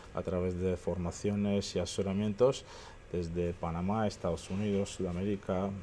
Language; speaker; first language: Spanish; non-native, fluent; Armenian